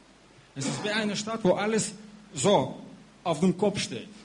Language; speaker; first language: German; non-native, learner; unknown